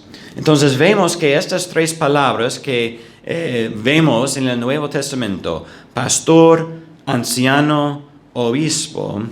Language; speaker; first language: Spanish; non-native, fluent; English